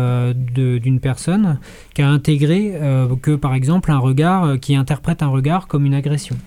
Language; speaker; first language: French; native; French